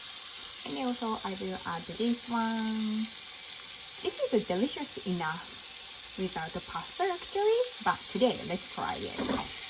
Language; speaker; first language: English; non-native, learner; Japanese